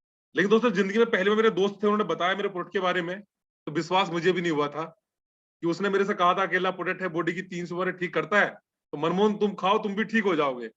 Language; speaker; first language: Hindi; native; Hindi